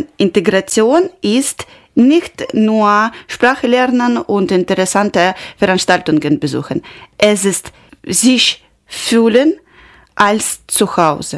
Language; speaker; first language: German; non-native, learner; Ukrainian